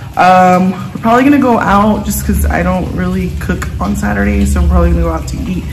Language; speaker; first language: English; early bilingual, other home language; Spanish